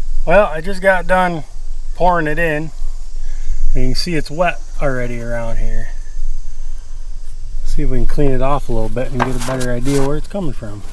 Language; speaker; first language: English; native; English